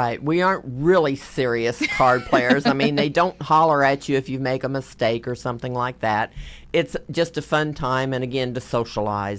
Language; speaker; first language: English; native; English